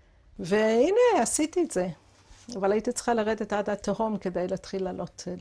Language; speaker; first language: Hebrew; non-native, fluent; English